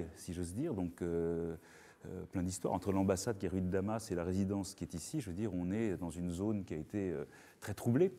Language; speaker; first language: French; native; French